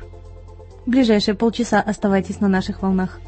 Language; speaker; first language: Russian; native; Russian